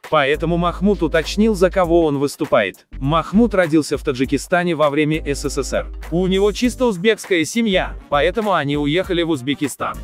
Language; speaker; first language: Russian; non-native, local second language; Uzbek